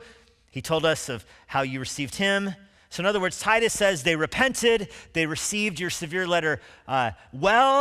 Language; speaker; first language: English; native; English